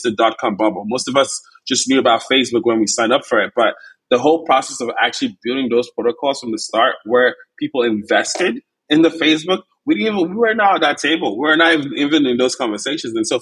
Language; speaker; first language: English; non-native, local second language; Igbo